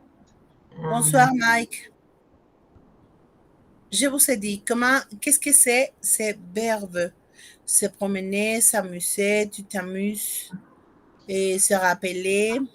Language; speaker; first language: French; non-native, fluent; Spanish